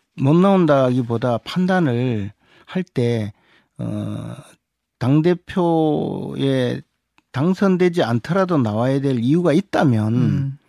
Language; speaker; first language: Korean; native; Korean